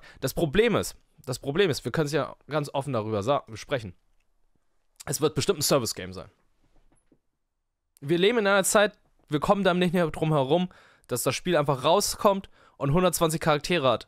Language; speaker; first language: German; native; German